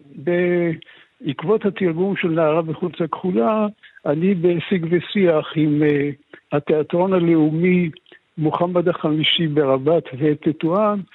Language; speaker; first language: Hebrew; early bilingual, other home language; Arabic